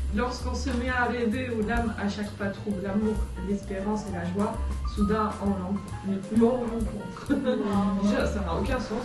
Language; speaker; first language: French; native; French